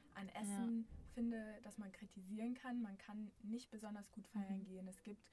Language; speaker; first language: German; native; German